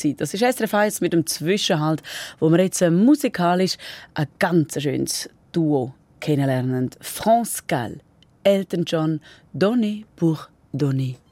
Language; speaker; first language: German; native; German